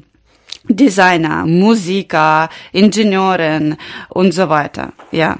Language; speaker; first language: German; non-native, learner; Ukrainian